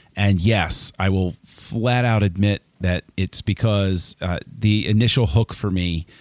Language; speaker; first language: English; native; English